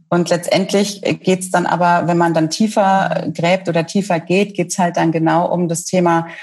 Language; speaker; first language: German; native; German